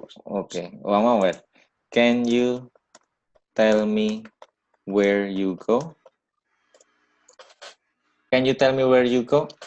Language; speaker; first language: English; non-native, learner; Indonesian